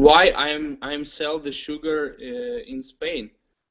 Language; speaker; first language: English; non-native, learner; Ukrainian